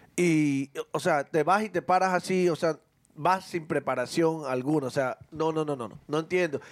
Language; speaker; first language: Spanish; native; Spanish